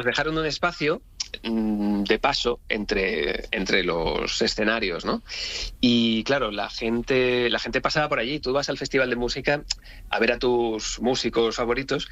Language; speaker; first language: Spanish; native; Spanish